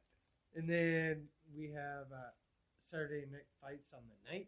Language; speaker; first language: English; native; English